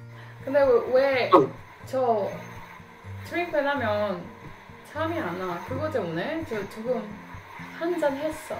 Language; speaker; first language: Korean; non-native, learner; Indonesian